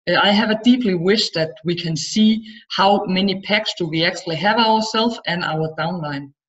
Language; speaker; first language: English; non-native, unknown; Danish